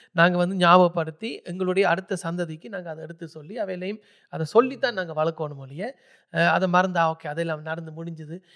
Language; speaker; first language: Tamil; early bilingual, heritage; Tamil